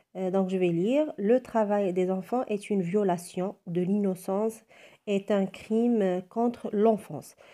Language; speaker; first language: French; non-native, local second language; Arabic